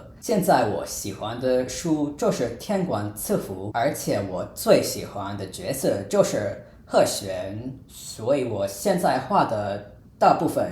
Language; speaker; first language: Chinese; non-native, fluent; English